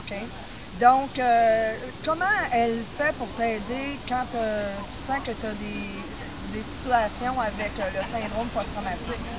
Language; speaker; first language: French; native; French